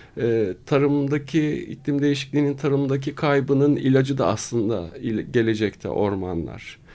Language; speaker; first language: Turkish; native; Turkish